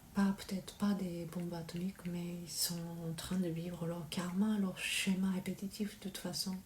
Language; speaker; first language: French; non-native, learner; Japanese